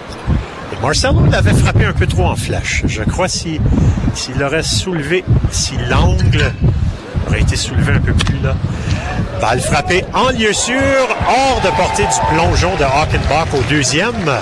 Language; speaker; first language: French; native; French